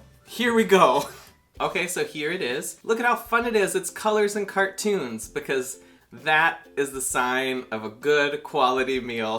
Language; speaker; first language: English; native; English